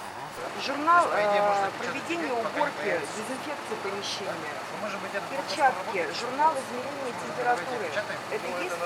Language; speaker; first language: Russian; native; Russian